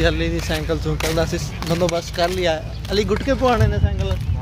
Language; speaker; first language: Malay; non-native, learner; Punjabi